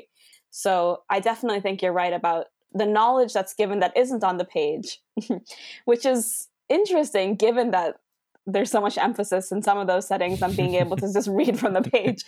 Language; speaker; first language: English; native; English